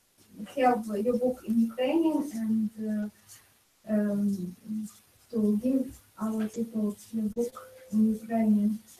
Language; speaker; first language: English; non-native, learner; Ukrainian